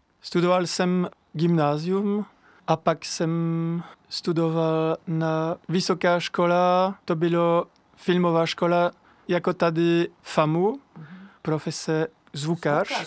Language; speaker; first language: Czech; non-native, fluent; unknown